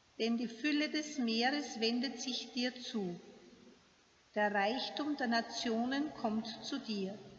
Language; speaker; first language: German; native; German